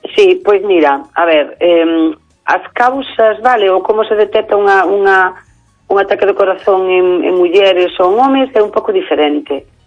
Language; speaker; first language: Galician; native; Galician